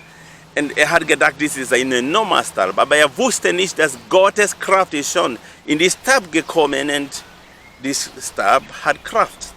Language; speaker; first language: German; non-native, learner; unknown